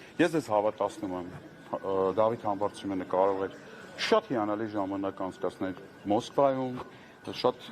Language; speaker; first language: Armenian; native; Armenian